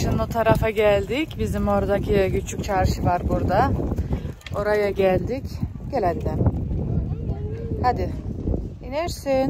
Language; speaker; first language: Turkish; early bilingual, heritage; Turkish